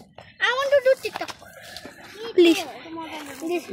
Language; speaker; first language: English; early bilingual, other home language; Nepali